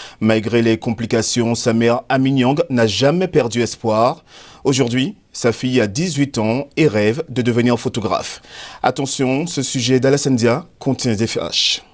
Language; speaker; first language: French; native; French